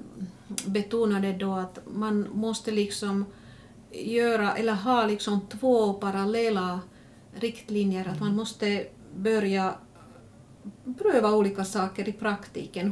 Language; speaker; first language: Swedish; non-native, local second language; Finnish